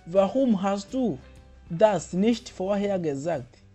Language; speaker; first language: German; non-native, fluent; Kinyarwanda